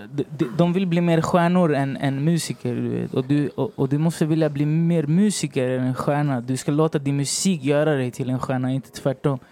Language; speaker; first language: Swedish; early bilingual, other home language; Spanish